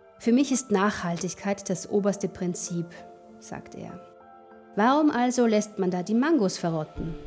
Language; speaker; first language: German; native; German